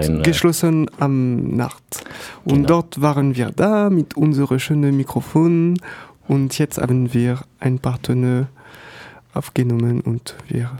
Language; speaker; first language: German; non-native, learner; French